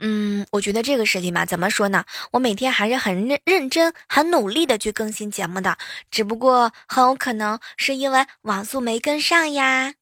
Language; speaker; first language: Chinese; native; Chinese